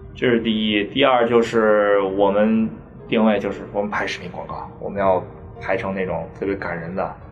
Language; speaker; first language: Chinese; native; Chinese